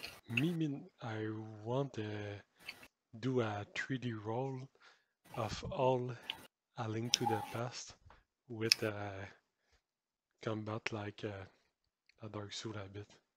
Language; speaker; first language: English; non-native, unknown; French